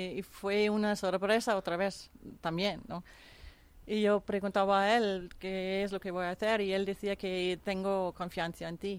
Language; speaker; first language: Spanish; non-native, fluent; Danish